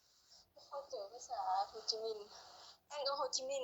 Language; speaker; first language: Vietnamese; early bilingual, heritage; Lao